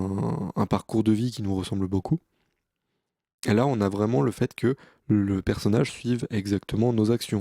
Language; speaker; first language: French; native; French